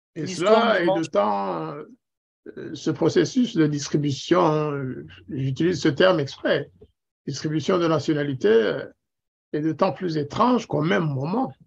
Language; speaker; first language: French; non-native, local second language; Kinyarwanda